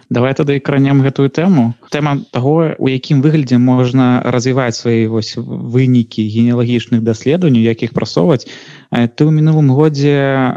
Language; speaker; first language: Belarusian; non-native, local second language; Russian